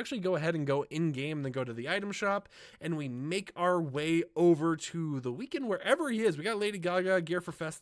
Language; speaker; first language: English; native; English